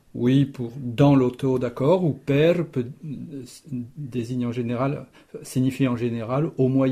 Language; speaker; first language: French; native; French